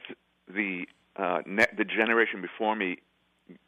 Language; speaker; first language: English; native; English